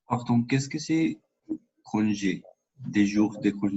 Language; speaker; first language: French; non-native, learner; Spanish